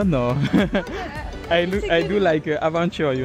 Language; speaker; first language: English; non-native, learner; French